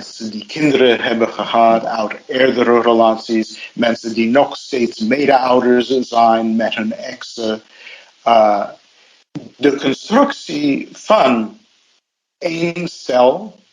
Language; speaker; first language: Dutch; non-native, fluent; English